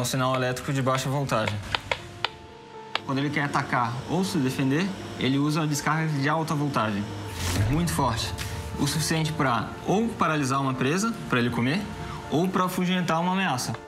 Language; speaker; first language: Portuguese; native; Portuguese